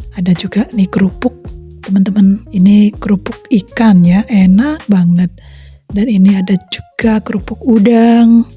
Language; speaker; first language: Indonesian; native; Indonesian